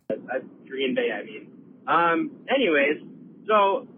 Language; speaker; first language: English; native; English